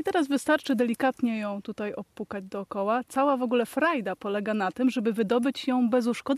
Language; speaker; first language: Polish; native; Polish